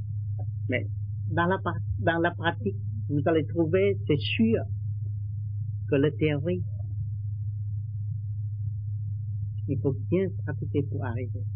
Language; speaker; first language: French; non-native, learner; Vietnamese